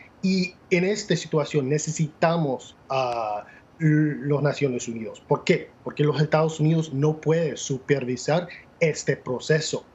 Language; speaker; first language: Spanish; non-native, fluent; English